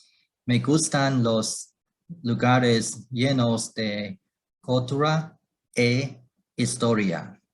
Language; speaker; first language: Spanish; non-native, learner; Chinese